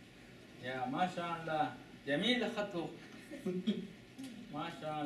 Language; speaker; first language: Arabic; non-native, learner; Chinese